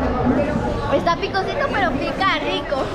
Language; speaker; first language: Spanish; native; Spanish